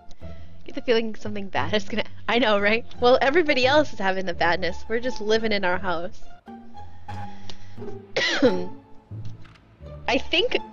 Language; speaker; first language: English; native; English